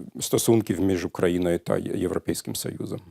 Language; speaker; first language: Ukrainian; non-native, fluent; German